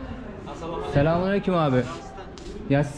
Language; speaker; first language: Turkish; native; Turkish